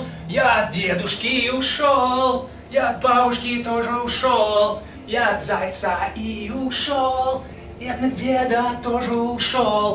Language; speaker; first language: Russian; non-native, fluent; English